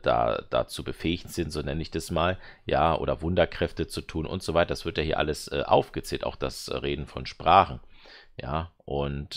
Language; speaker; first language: German; native; German